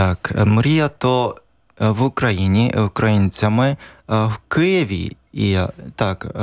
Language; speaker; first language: Ukrainian; non-native, learner; Japanese